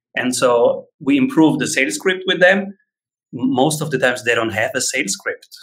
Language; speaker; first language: English; non-native, fluent; Italian